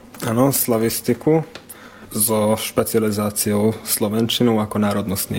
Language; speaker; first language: Slovak; non-native, local second language; Hungarian